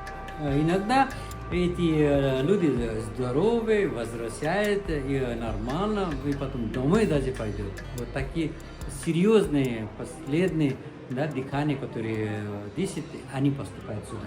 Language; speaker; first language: Russian; non-native, fluent; Nepali